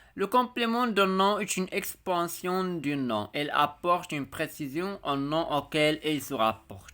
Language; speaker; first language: French; non-native, local second language; Arabic